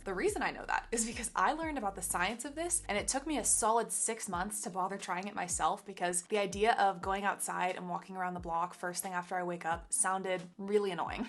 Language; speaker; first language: English; native; English